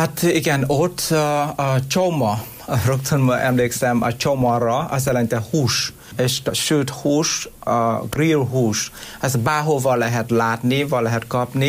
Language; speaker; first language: Hungarian; non-native, learner; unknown